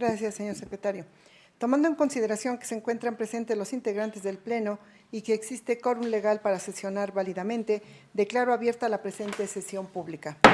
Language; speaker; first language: Spanish; native; Spanish